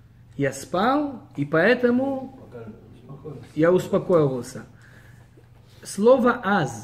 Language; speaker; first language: Russian; early bilingual, heritage; Russian